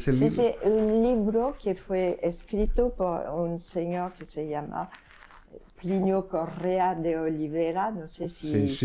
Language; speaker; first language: Spanish; non-native, fluent; French